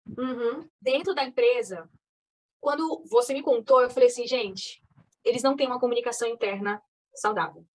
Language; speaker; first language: Portuguese; native; Portuguese